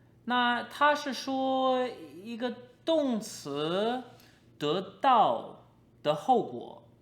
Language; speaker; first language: Chinese; non-native, fluent; English